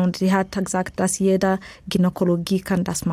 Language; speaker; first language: German; non-native, fluent; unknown